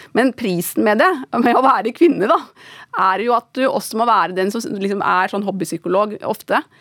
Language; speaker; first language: Norwegian; native; Norwegian